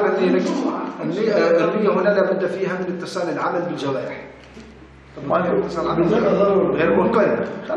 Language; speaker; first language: Arabic; native; Arabic